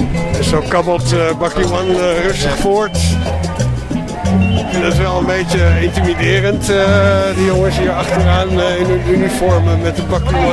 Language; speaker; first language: Dutch; native; Dutch